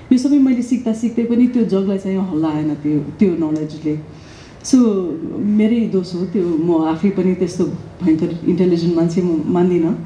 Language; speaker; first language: Nepali; early bilingual, other home language; English